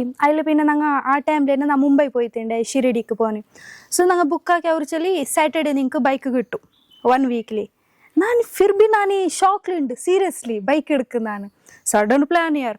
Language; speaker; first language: Malayalam; non-native, local second language; Hindi